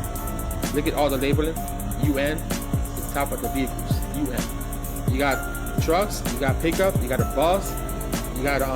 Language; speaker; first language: English; native; English